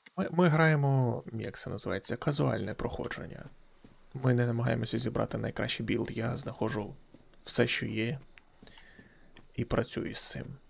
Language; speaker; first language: Ukrainian; native; Ukrainian